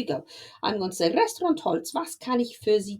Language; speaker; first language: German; non-native, fluent; English